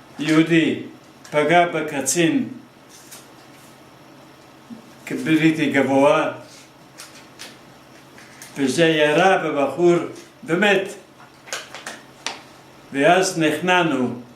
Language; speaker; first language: Hebrew; non-native, fluent; Hungarian